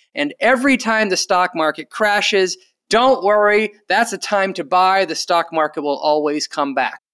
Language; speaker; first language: English; native; English